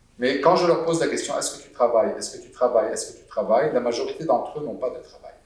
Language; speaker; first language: French; non-native, local second language; Arabic